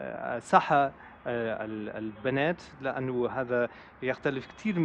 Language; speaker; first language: Arabic; non-native, fluent; German